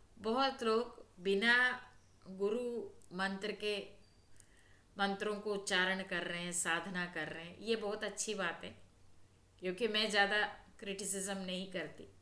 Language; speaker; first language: Hindi; non-native, local second language; Telugu